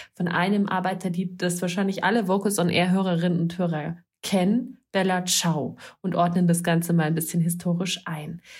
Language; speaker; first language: German; native; German